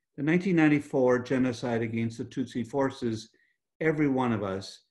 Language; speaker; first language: English; native; English